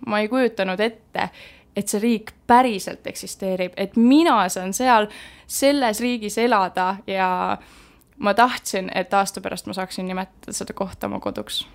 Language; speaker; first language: Estonian; native; Estonian